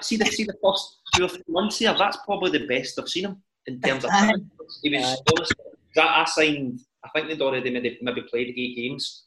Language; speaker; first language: English; native; English